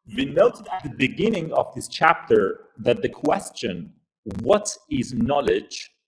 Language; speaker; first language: English; non-native, fluent; Persian